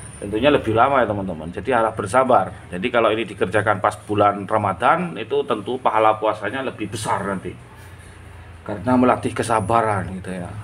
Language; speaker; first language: Indonesian; non-native, local second language; Madurese